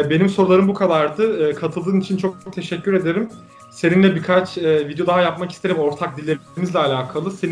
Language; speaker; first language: Turkish; native; Turkish